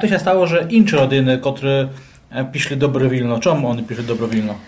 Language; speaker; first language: Polish; non-native, local second language; Rusyn